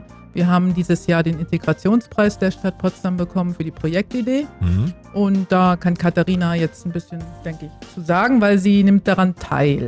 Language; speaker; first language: German; native; German